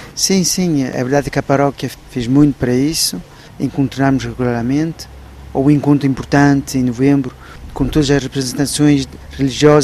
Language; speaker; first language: Portuguese; early bilingual, heritage; Portuguese